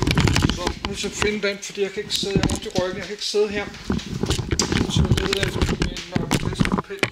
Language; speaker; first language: Danish; native; Danish